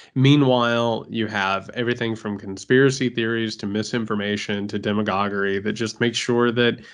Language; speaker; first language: English; native; English